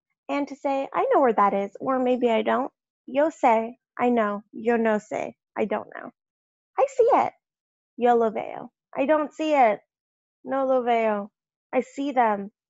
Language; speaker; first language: English; native; English